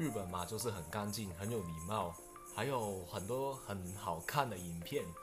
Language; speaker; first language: Chinese; non-native, local second language; Cantonese